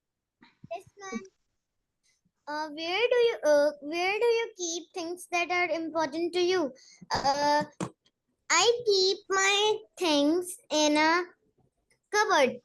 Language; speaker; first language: English; non-native, learner; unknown